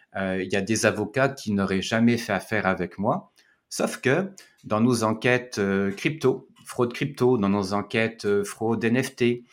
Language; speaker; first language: French; native; French